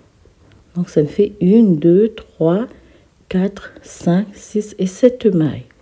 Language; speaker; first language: French; native; French